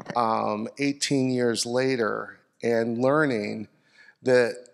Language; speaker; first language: English; native; English